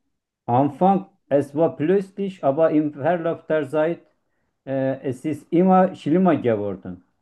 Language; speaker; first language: German; non-native, learner; Turkish